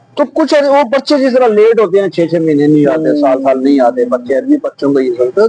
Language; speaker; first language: Urdu; non-native, local second language; Northern Hindko